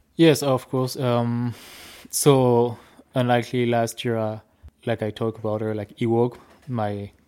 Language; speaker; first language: English; non-native, fluent; French